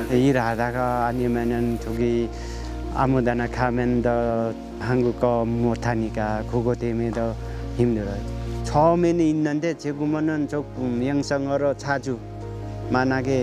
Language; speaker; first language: Korean; non-native, learner; Nepali